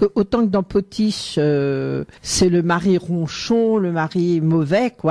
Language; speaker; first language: French; native; French